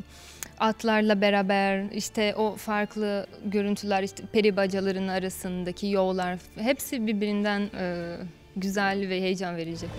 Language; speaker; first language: Turkish; non-native, fluent; Portuguese